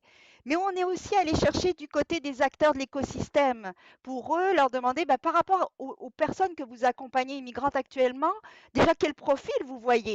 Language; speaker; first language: French; native; French